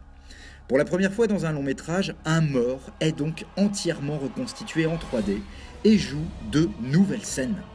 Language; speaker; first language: French; native; French